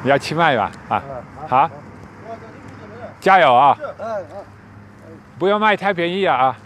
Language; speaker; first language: Chinese; non-native, fluent; Dutch